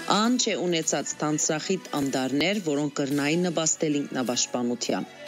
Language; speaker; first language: Armenian; early bilingual, heritage; Armenian